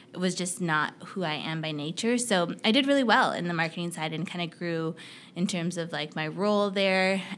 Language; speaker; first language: English; native; English